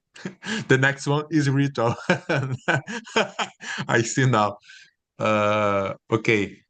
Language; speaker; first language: English; non-native, learner; Portuguese